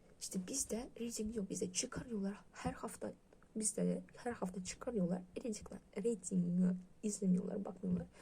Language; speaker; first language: Turkish; non-native, learner; Russian